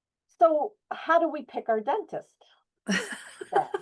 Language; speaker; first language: English; native; English